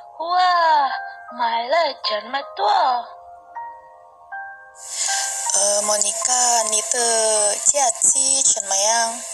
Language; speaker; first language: Chinese; non-native, learner; Indonesian